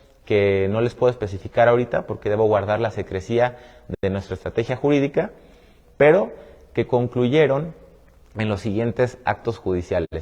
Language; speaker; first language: Spanish; native; Spanish